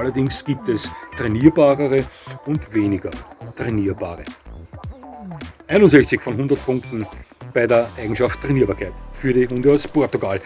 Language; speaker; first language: German; native; German